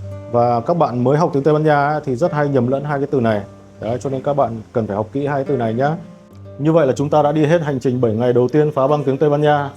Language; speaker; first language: Vietnamese; native; Vietnamese